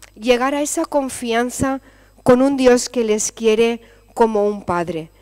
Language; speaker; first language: Spanish; native; Spanish